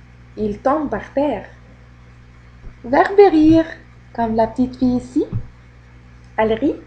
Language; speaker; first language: French; non-native, fluent; Arabic